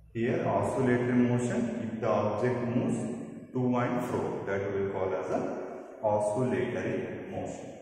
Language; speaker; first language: English; non-native, local second language; Kannada